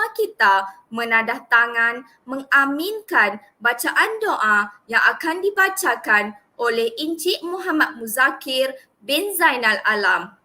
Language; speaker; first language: Malay; native; Malay